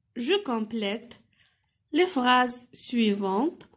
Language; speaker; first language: French; non-native, local second language; Arabic